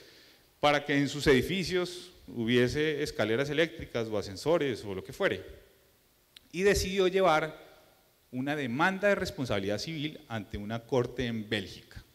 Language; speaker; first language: Spanish; native; Spanish